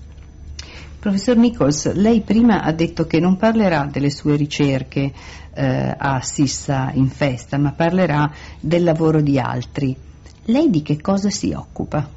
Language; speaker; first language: Italian; native; Italian